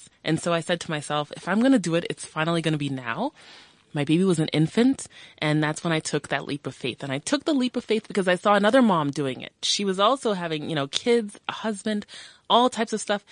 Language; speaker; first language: English; native; English